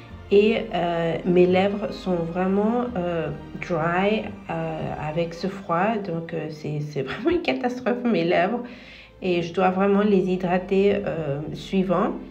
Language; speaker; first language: French; non-native, fluent; Spanish